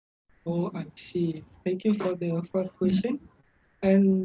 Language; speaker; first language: English; non-native, local second language; Malay